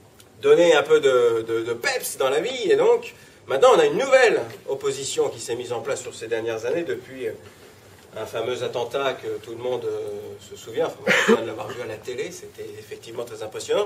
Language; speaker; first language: French; native; French